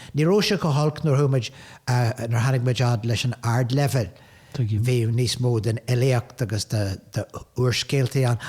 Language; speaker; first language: Irish; non-native, local second language; English